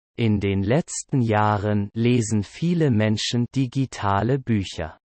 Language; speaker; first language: German; non-native, learner; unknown